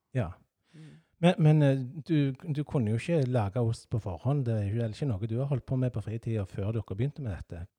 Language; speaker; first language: Norwegian; native; Norwegian